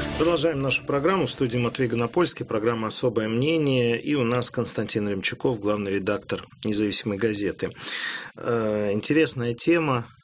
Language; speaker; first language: Russian; native; Russian